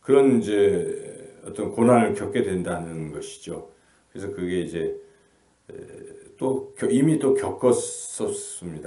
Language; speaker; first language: Korean; native; Korean